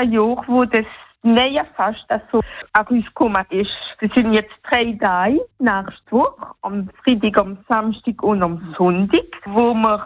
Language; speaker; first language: German; non-native, local second language; Swiss German